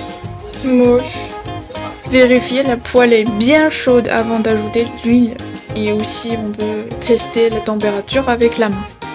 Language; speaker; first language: French; non-native, fluent; Chinese